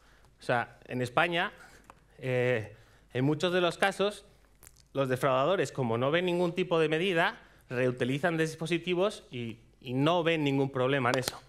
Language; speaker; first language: Spanish; native; Spanish